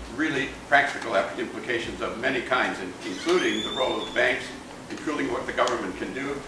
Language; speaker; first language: English; native; English